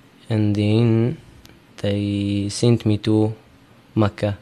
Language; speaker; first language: English; native; English